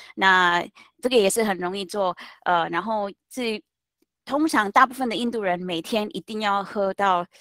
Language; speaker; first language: Chinese; non-native, fluent; Hindi